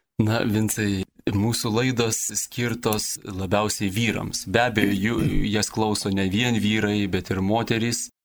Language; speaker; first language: Lithuanian; native; Lithuanian